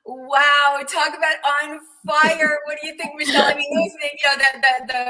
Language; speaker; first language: English; native; English